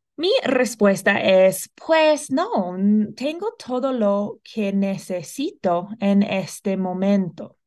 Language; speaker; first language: Spanish; non-native, fluent; English